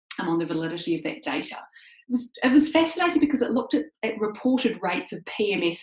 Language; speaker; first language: English; native; English